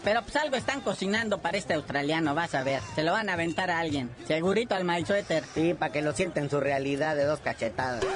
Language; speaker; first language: Spanish; native; Spanish